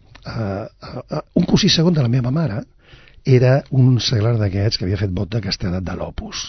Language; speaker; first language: Catalan; non-native, local second language; Spanish